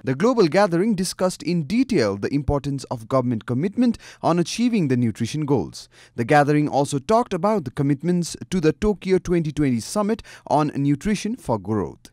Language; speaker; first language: English; non-native, local second language; Nepali